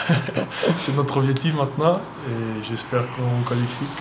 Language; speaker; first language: French; non-native, learner; Portuguese